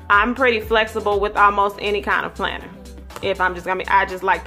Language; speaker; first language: English; native; English